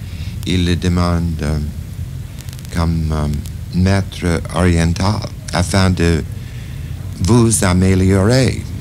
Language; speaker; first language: French; non-native, fluent; English